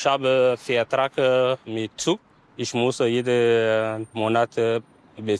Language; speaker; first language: German; non-native, learner; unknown